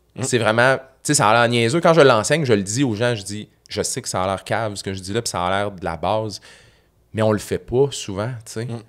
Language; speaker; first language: French; native; French